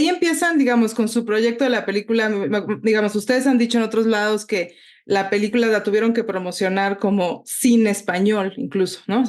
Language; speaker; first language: Spanish; native; Spanish